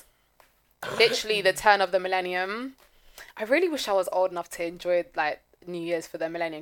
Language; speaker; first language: English; native; English